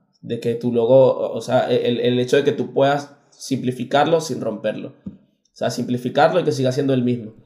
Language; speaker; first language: Spanish; native; Spanish